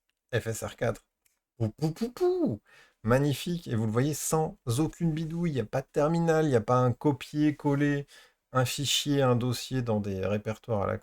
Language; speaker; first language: French; native; French